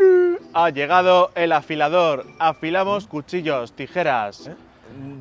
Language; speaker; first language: Spanish; native; Spanish